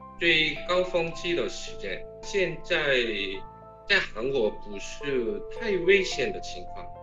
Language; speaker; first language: Chinese; non-native, fluent; Korean